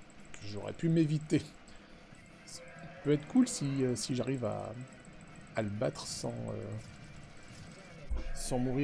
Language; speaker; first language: French; native; French